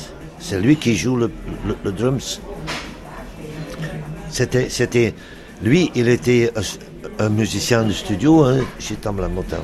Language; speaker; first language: French; non-native, local second language; Dutch